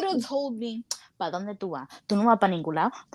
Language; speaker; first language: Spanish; early bilingual, heritage; Spanish